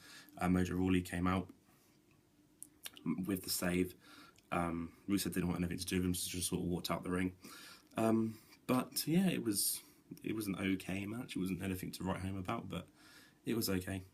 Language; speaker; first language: English; native; English